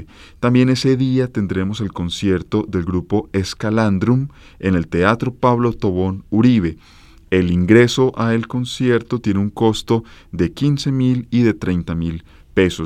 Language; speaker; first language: Spanish; native; Spanish